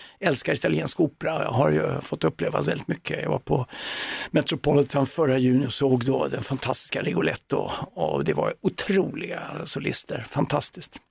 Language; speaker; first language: Swedish; native; Swedish